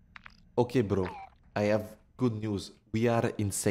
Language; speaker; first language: English; non-native, learner; French